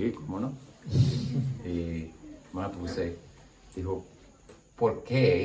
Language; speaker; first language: Spanish; non-native, learner; English